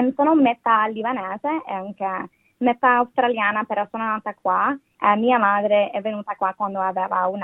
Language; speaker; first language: Italian; non-native, fluent; English